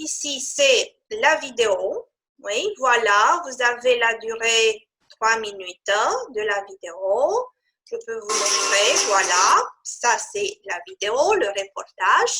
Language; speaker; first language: French; non-native, fluent; Romanian